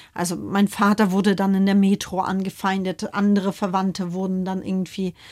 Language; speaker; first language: German; early bilingual, other home language; Russian